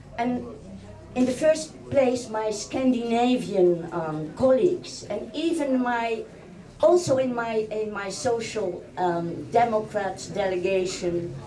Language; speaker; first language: English; non-native, fluent; Dutch